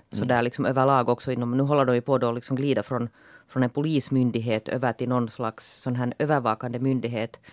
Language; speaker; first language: Swedish; native; Swedish